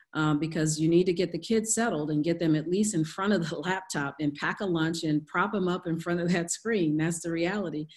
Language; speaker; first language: English; native; English